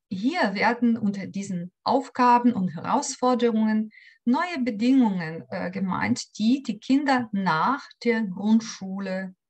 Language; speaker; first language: German; non-native, fluent; Ukrainian